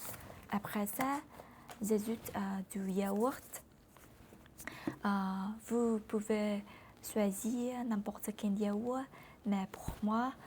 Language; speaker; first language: French; non-native, learner; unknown